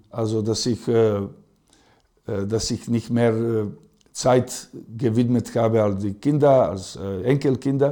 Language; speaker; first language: German; non-native, fluent; Serbian